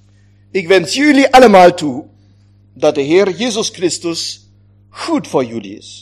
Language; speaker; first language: Dutch; non-native, fluent; German